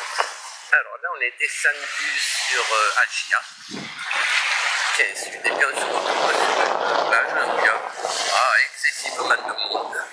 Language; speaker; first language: French; native; French